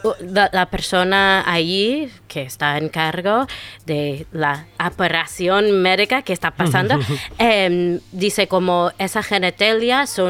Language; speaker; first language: Spanish; non-native, fluent; English